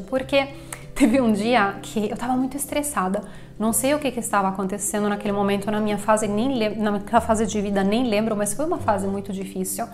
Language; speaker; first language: Portuguese; non-native, fluent; Italian